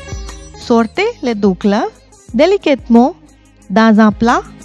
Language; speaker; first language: French; non-native, fluent; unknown